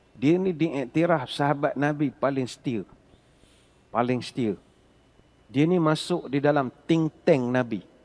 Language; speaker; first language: Malay; native; Malay